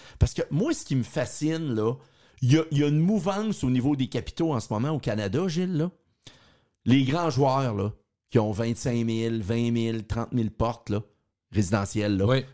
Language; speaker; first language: French; native; French